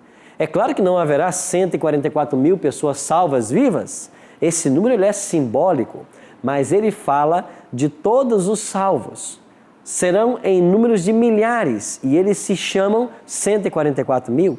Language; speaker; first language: Portuguese; native; Portuguese